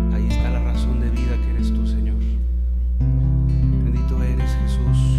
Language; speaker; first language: Spanish; native; Spanish